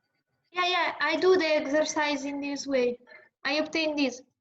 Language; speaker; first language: English; non-native, learner; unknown